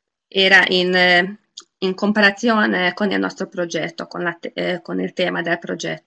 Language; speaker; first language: Italian; non-native, fluent; Hungarian